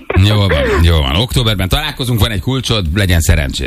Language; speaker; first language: Hungarian; native; Hungarian